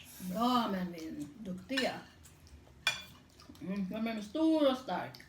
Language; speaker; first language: Swedish; non-native, fluent; Thai